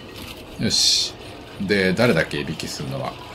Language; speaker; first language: Japanese; native; Japanese